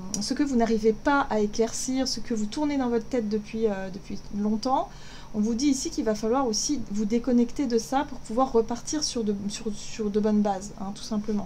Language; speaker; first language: French; native; French